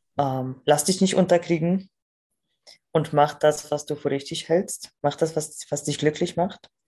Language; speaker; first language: German; non-native, fluent; Polish